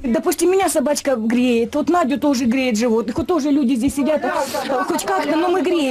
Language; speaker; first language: Russian; native; Russian